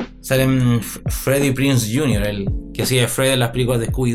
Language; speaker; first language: Spanish; native; Spanish